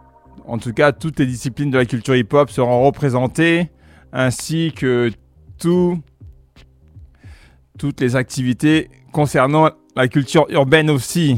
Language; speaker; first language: French; native; French